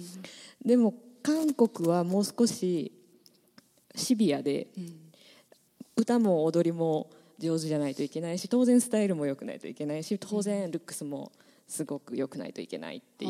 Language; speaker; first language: Japanese; native; Japanese